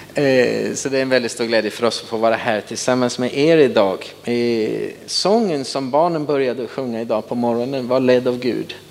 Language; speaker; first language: Swedish; native; Swedish